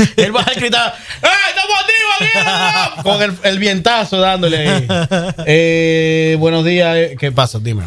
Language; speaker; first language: Spanish; native; Spanish